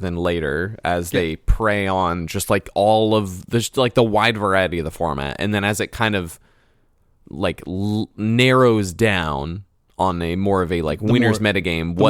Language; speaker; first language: English; native; English